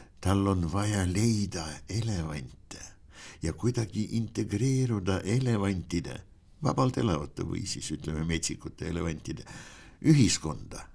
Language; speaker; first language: Estonian; non-native, local second language; Russian